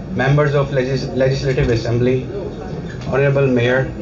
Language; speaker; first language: English; non-native, local second language; Urdu